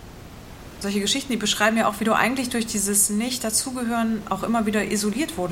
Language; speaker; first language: German; native; German